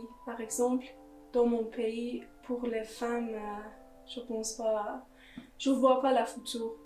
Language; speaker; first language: French; non-native, learner; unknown